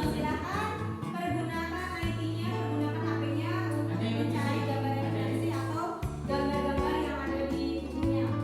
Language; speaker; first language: Indonesian; native; Indonesian